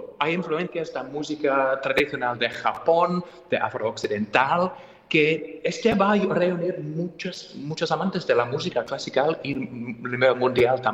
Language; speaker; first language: Spanish; non-native, fluent; English